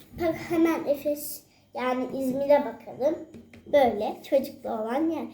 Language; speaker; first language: Turkish; native; Turkish